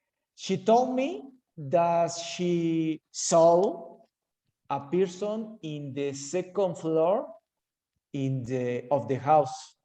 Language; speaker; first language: English; non-native, learner; Spanish